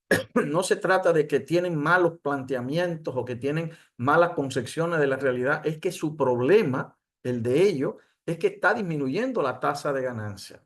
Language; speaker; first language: Spanish; native; Spanish